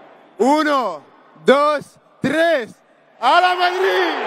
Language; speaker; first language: Spanish; non-native, learner; French